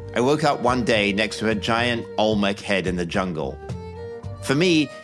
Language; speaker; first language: English; native; English